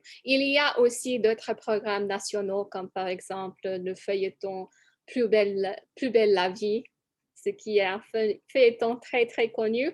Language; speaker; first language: French; non-native, fluent; English